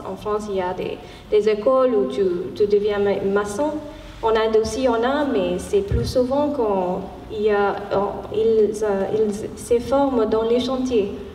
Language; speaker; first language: French; non-native, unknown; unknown